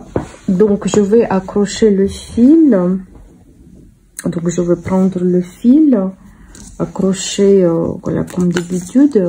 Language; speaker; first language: French; non-native, fluent; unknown